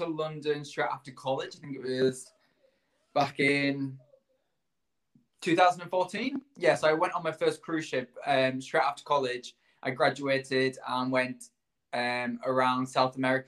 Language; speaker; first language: English; native; English